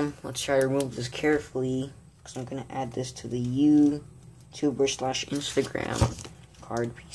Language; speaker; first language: English; native; English